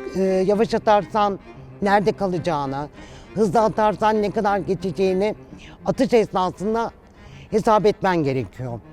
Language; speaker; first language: Turkish; native; Turkish